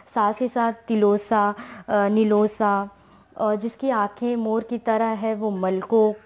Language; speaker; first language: Hindi; native; Hindi